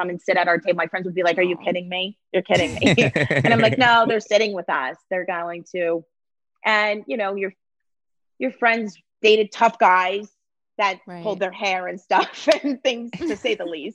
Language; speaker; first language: English; native; English